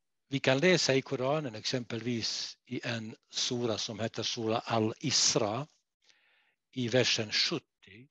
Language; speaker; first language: Swedish; non-native, fluent; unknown